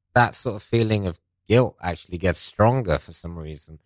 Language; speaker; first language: English; non-native, local second language; Persian